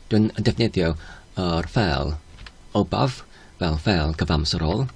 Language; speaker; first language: Welsh; non-native, fluent; English